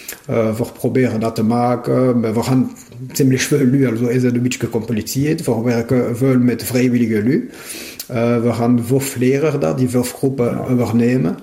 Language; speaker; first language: German; non-native, local second language; French